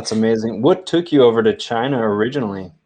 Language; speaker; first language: English; native; English